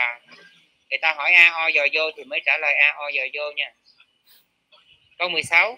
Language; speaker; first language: Vietnamese; native; Vietnamese